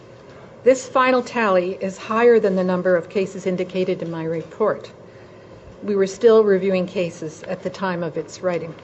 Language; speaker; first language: English; native; English